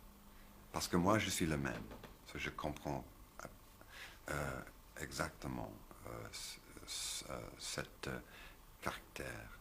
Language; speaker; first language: French; non-native, learner; English